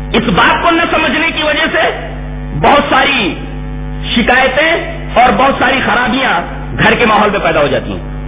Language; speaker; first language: Urdu; native; Urdu